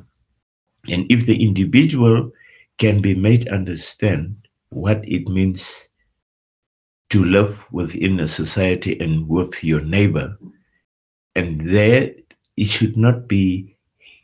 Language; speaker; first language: English; non-native, local second language; Afrikaans